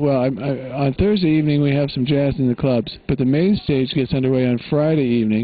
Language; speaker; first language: English; native; English